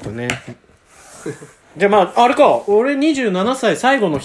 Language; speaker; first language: Japanese; native; Japanese